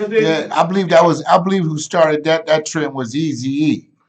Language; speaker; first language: English; native; English